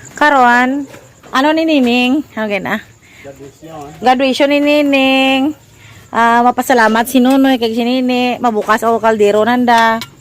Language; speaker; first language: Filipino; native; Filipino